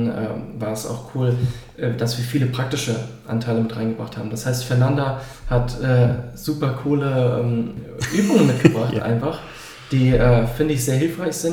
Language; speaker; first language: German; native; German